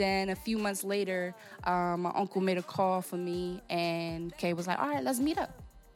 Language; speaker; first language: English; non-native, fluent; Portuguese